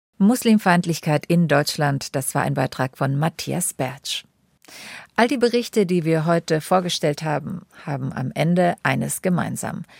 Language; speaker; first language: German; native; German